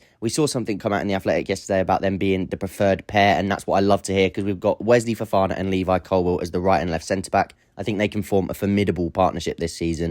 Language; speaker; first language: English; native; English